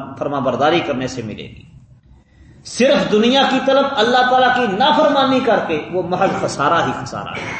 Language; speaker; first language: Urdu; non-native, local second language; Punjabi